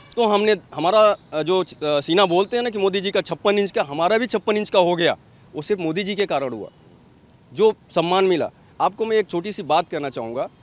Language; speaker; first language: Hindi; native; Hindi